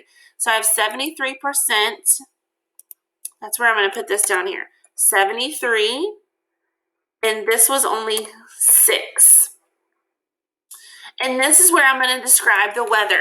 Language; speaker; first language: English; native; English